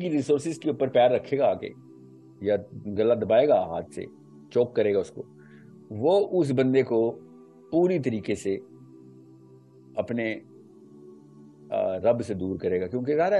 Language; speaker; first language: Urdu; non-native, local second language; Punjabi